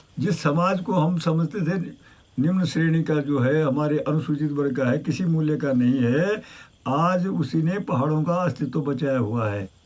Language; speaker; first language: Hindi; non-native, local second language; Garhwali